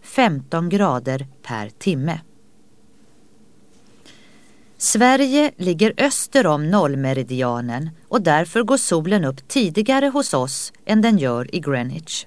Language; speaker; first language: Swedish; native; Swedish